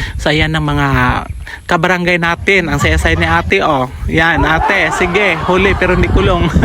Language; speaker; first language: Filipino; non-native, local second language; Cebuano